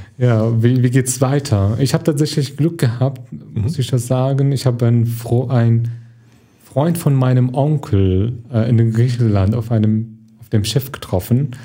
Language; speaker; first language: German; non-native, fluent; Arabic